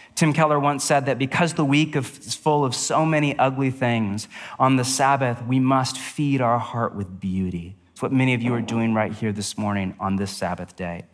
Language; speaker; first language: English; native; English